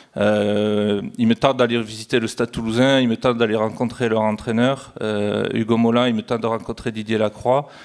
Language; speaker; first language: French; native; French